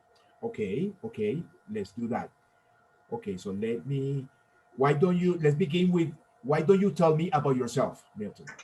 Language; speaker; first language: English; non-native, fluent; Spanish